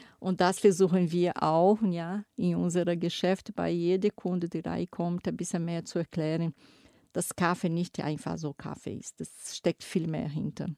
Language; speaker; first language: German; non-native, fluent; Portuguese